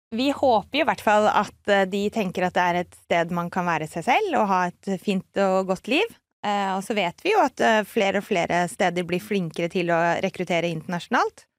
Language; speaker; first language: Norwegian; native; Norwegian